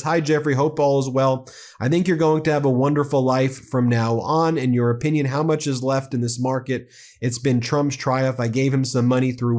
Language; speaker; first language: English; native; English